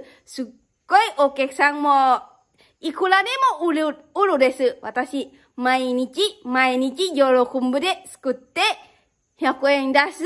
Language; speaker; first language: Japanese; non-native, learner; Lao